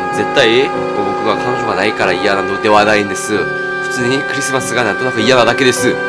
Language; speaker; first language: Japanese; non-native, fluent; Korean